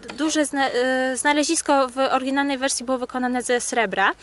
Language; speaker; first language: Polish; native; Polish